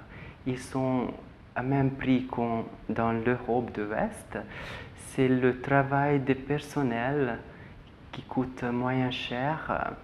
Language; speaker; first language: French; non-native, fluent; Hungarian